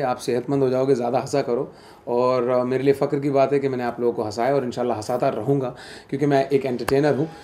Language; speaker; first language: Hindi; native; Hindi